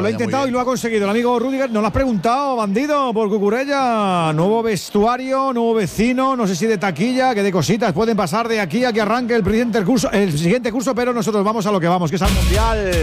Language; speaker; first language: Spanish; native; Spanish